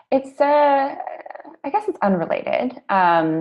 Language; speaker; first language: English; native; English